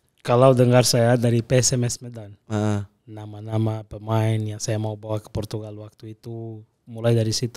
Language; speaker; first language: Indonesian; non-native, fluent; Portuguese